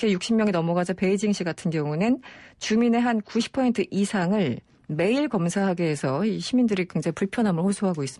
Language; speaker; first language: Korean; native; Korean